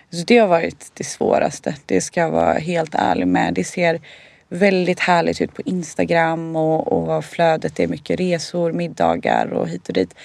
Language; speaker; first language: Swedish; early bilingual, other home language; Bosnian